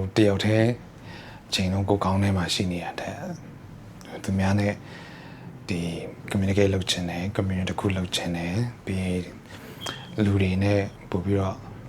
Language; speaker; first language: Burmese; early bilingual, heritage; Burmese